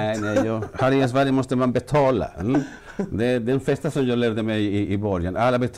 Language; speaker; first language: Swedish; non-native, fluent; Spanish